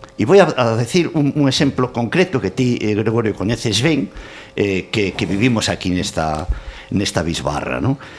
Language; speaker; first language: Galician; non-native, local second language; Spanish